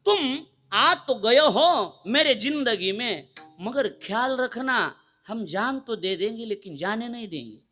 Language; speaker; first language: Hindi; non-native, local second language; Marathi